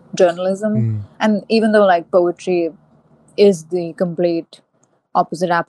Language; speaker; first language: English; non-native, local second language; Hindi